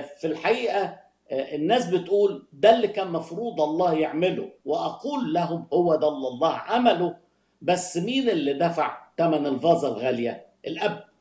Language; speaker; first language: Arabic; native; Arabic